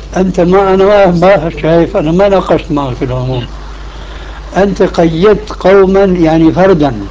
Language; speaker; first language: Arabic; early bilingual, other home language; Albanian